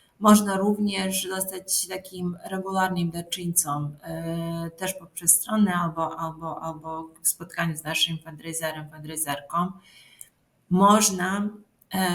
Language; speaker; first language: Polish; non-native, fluent; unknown